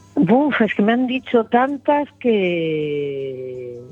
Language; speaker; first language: Spanish; native; Spanish